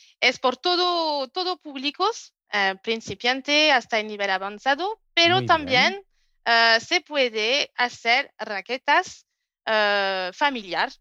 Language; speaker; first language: Spanish; non-native, learner; French